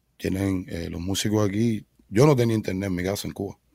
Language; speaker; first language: Spanish; native; Spanish